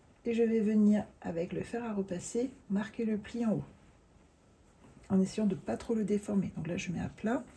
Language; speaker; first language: French; native; French